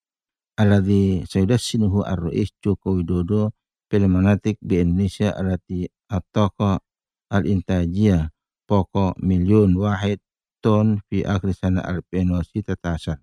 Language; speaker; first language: Arabic; non-native, fluent; Indonesian